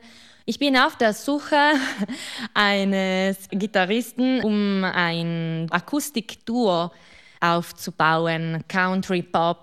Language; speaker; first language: German; non-native, fluent; Italian